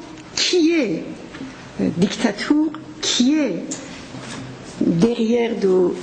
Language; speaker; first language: French; non-native, fluent; Persian